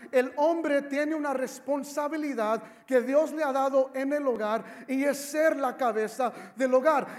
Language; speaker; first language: Spanish; early bilingual, heritage; Spanish